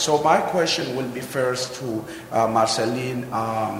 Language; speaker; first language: English; non-native, fluent; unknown